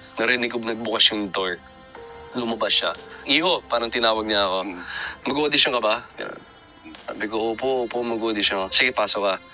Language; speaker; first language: Filipino; non-native, fluent; English